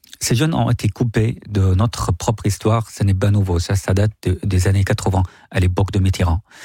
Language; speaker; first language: French; non-native, fluent; Arabic